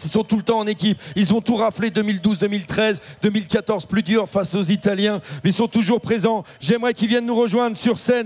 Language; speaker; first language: French; native; French